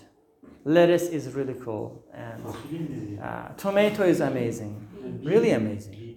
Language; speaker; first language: English; non-native, fluent; Turkish